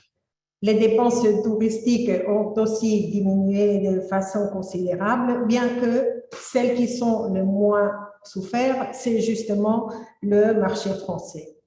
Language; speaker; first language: French; non-native, fluent; Spanish